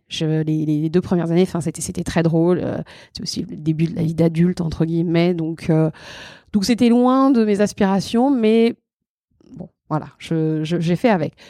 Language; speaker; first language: French; early bilingual, other home language; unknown